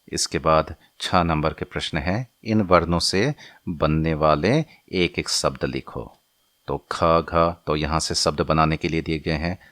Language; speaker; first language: Hindi; non-native, local second language; Assamese